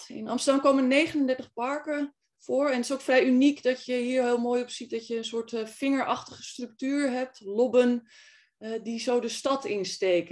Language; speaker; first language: Dutch; native; Dutch